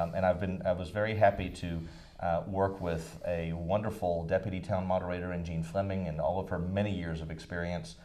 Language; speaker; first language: English; native; English